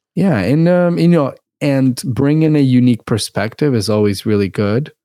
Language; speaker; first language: English; early bilingual, other home language; Russian